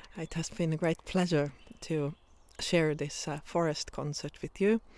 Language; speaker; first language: English; non-native, fluent; Estonian